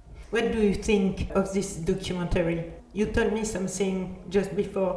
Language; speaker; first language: English; non-native, fluent; French